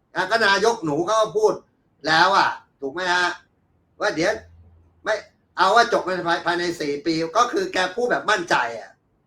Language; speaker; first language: Thai; native; Thai